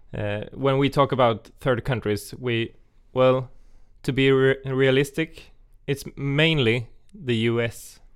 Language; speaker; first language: English; non-native, fluent; Swedish